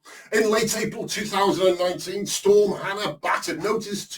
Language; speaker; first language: English; native; English